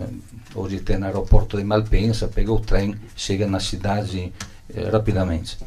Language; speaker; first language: Portuguese; non-native, learner; Italian